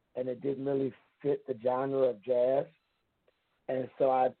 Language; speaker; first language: English; native; English